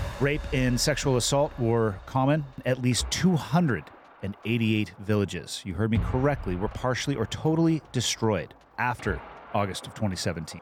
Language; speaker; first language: English; native; English